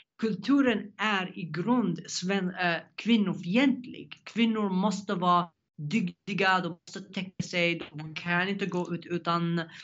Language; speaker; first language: Swedish; non-native, fluent; Arabic